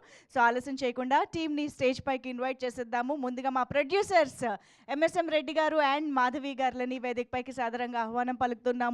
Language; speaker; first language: Telugu; native; Telugu